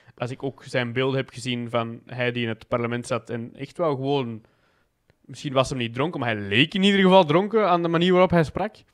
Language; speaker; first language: Dutch; native; Dutch